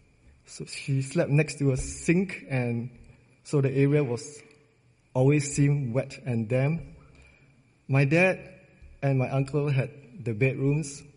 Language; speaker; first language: English; non-native, local second language; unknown